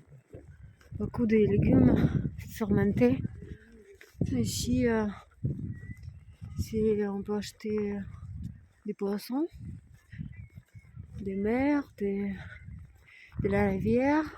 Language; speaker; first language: French; non-native, fluent; Russian